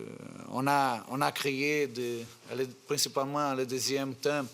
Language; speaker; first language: French; non-native, fluent; Portuguese